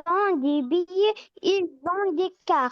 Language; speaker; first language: French; non-native, learner; Arabic